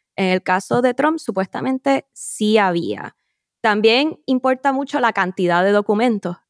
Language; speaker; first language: Spanish; native; Spanish